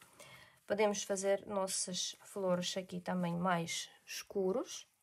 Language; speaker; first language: Portuguese; non-native, learner; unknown